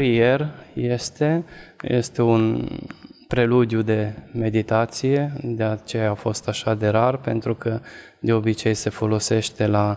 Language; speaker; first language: Romanian; non-native, local second language; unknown